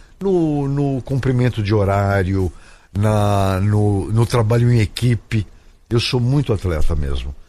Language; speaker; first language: Portuguese; native; Portuguese